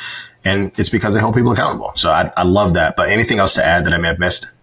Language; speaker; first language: English; native; English